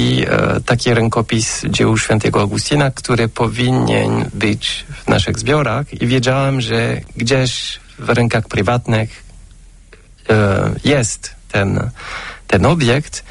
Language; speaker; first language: Polish; non-native, fluent; French